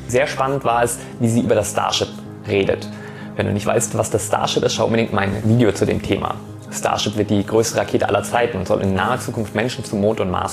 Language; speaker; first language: German; native; German